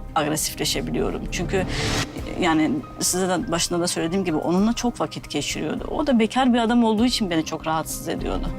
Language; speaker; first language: Turkish; native; Turkish